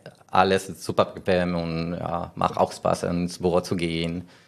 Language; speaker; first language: German; non-native, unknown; Spanish